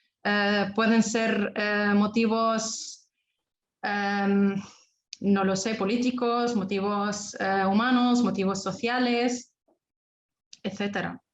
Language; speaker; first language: Spanish; non-native, fluent; Arabic